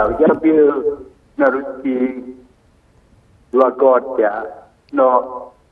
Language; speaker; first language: Russian; non-native, learner; Indonesian